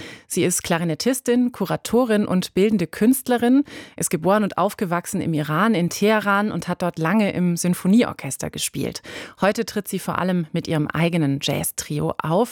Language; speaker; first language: German; native; German